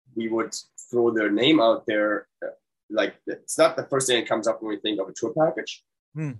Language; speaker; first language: English; non-native, fluent; German